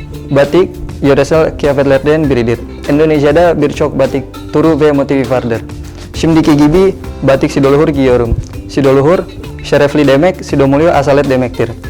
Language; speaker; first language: Turkish; non-native, learner; Indonesian